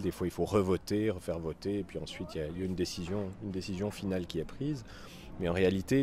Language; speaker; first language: French; native; French